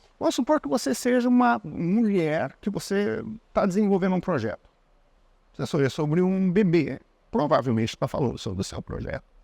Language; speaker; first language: Portuguese; non-native, fluent; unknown